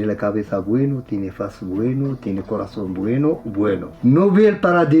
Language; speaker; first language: Spanish; non-native, learner; Arabic